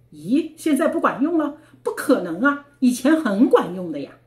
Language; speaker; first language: Chinese; native; Chinese